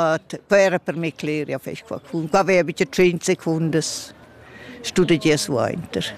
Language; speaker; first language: German; non-native, local second language; Romansh